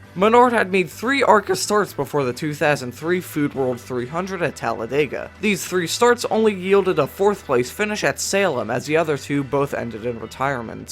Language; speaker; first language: English; native; English